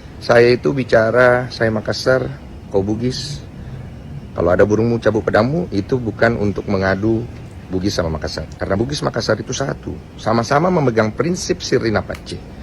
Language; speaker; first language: Indonesian; native; Indonesian